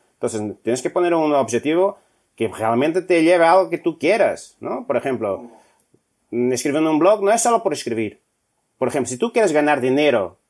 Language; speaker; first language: Spanish; non-native, fluent; Portuguese